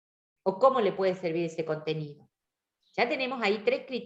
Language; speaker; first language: Spanish; native; Spanish